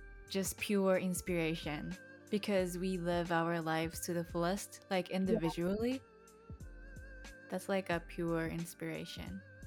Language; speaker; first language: English; non-native, fluent; Japanese